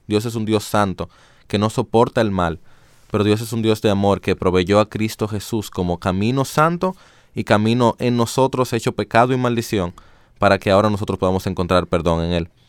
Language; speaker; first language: Spanish; native; Spanish